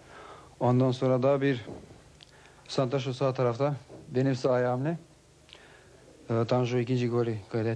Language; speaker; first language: Turkish; non-native, fluent; Albanian